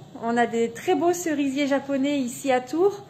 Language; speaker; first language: French; native; French